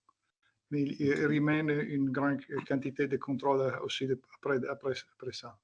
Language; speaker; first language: French; non-native, learner; Italian